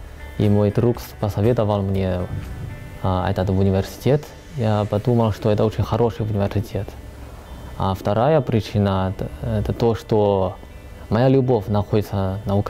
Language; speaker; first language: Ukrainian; non-native, learner; Chinese